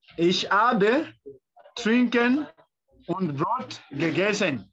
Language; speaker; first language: German; non-native, learner; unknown